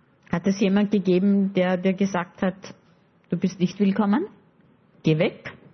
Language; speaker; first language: German; native; German